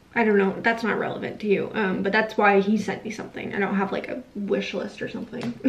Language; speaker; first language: English; native; English